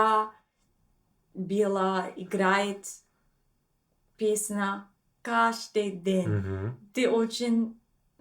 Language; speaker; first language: Russian; non-native, learner; English